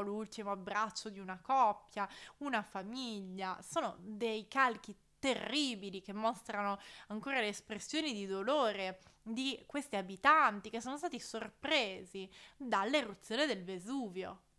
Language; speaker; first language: Italian; native; Italian